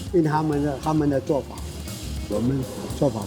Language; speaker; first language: Chinese; non-native, local second language; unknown